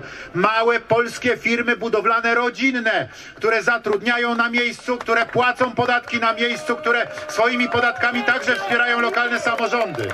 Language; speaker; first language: Polish; native; Polish